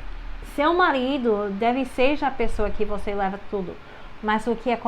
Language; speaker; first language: Portuguese; non-native, fluent; English